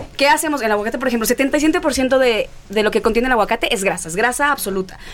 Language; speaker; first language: Spanish; native; Spanish